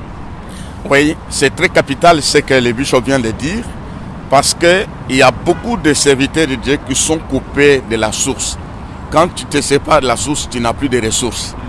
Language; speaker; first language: French; non-native, local second language; Swahili